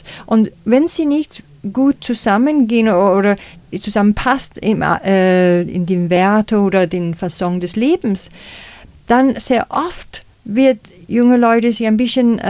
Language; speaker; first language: German; non-native, fluent; Danish